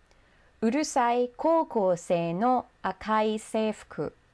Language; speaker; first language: Japanese; non-native, fluent; English